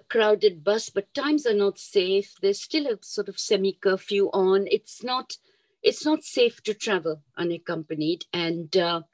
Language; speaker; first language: English; non-native, local second language; Urdu